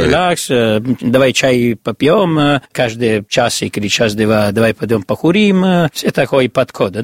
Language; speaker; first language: Russian; non-native, learner; Italian